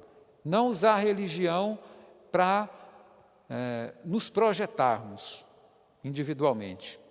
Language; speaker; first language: Portuguese; native; Portuguese